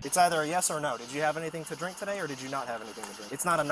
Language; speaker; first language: English; native; English